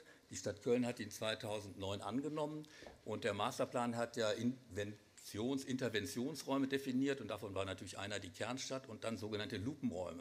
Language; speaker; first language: German; native; German